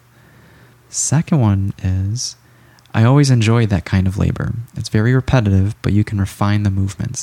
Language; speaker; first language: English; native; English